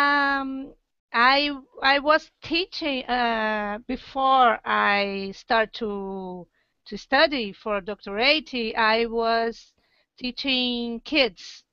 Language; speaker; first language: English; non-native, learner; Portuguese